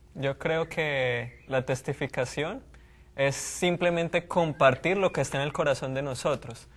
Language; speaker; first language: Spanish; native; Spanish